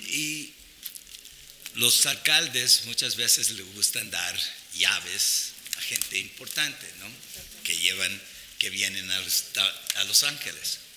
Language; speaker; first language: Spanish; non-native, fluent; English